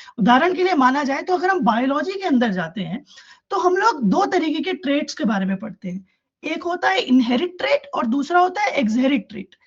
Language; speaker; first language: Hindi; native; Hindi